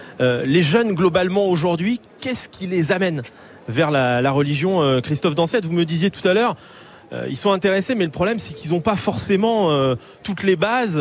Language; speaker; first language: French; native; French